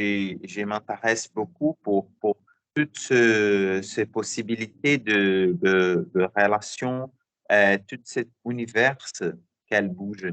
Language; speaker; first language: French; non-native, learner; Portuguese